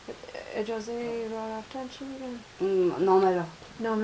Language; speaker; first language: Persian; non-native, fluent; English